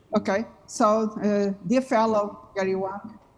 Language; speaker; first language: English; non-native, fluent; Portuguese